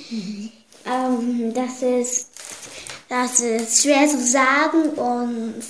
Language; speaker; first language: German; early bilingual, heritage; German